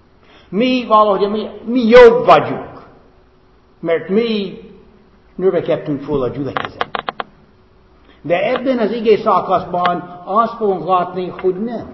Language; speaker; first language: Hungarian; non-native, fluent; English